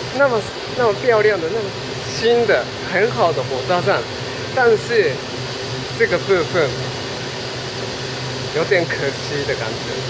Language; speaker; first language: Chinese; non-native, fluent; Japanese